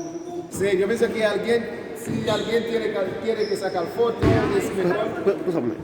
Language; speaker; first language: Spanish; non-native, learner; Haitian Creole